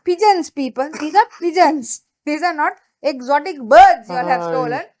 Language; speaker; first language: English; non-native, local second language; Sinhala